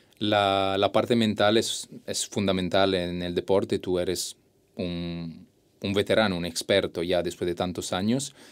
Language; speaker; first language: Spanish; non-native, fluent; Italian